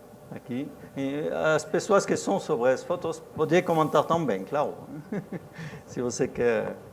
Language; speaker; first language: Portuguese; non-native, fluent; French